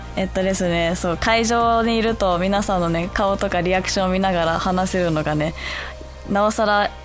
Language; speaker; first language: Japanese; early bilingual, other home language; English